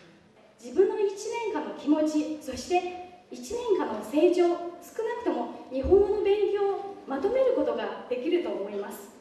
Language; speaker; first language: Japanese; non-native, fluent; Chinese